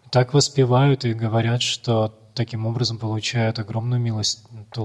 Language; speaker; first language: Russian; native; Russian